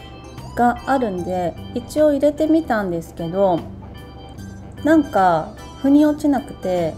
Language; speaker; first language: Japanese; native; Japanese